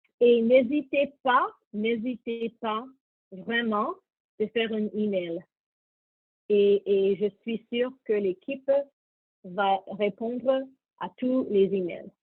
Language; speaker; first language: French; non-native, learner; English